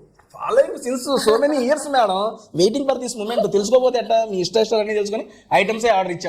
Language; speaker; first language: Telugu; native; Telugu